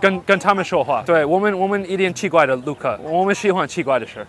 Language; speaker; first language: Chinese; non-native, learner; English